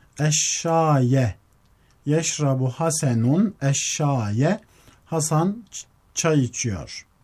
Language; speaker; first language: Turkish; native; Turkish